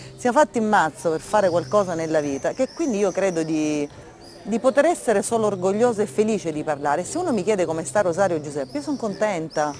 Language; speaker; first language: Italian; native; Italian